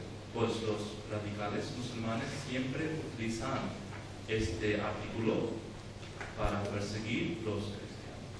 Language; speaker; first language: Spanish; non-native, learner; Urdu